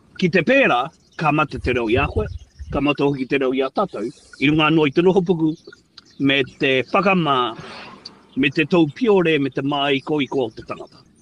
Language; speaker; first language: Māori; non-native, local second language; English